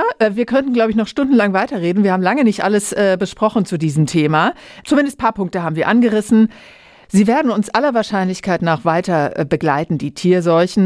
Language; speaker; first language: German; native; German